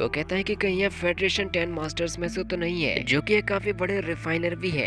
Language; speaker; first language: Hindi; native; Hindi